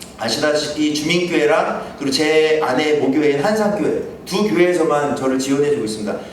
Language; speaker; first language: Korean; native; Korean